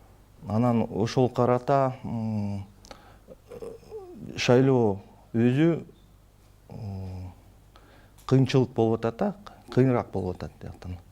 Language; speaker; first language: Kyrgyz; non-native, local second language; Russian